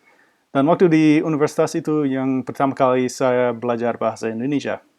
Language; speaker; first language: Indonesian; non-native, fluent; English